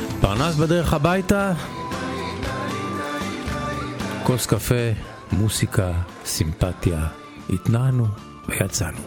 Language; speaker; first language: Hebrew; native; Hebrew